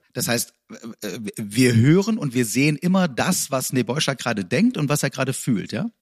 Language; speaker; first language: German; native; German